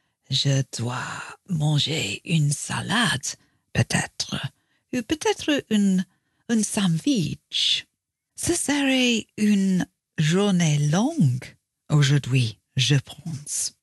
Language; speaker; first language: French; non-native, learner; English